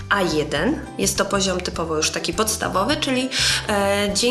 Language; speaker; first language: Polish; non-native, fluent; Ukrainian